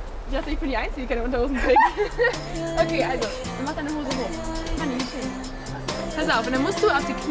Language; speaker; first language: German; native; German